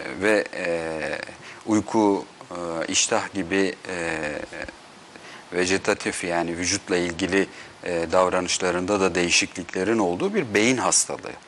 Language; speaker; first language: Turkish; native; Turkish